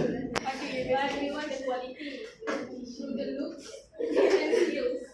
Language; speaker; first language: English; non-native, local second language; Malay